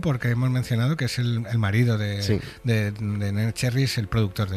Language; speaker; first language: Spanish; native; Spanish